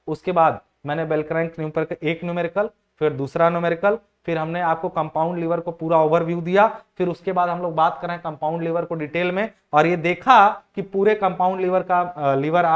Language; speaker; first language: Hindi; native; Hindi